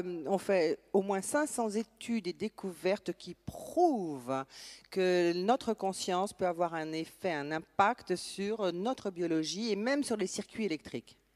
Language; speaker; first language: French; native; French